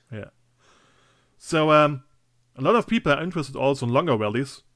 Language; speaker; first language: English; non-native, fluent; German